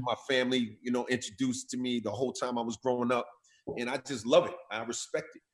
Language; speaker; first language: English; native; English